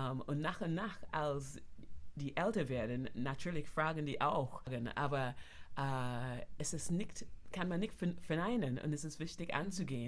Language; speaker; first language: German; non-native, fluent; English